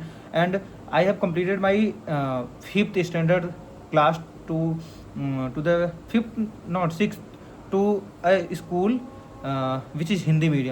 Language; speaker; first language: English; non-native, learner; Hindi